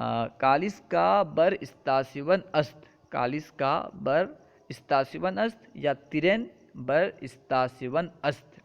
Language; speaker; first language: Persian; non-native, fluent; Urdu